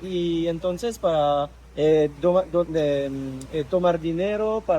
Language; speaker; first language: Spanish; non-native, learner; French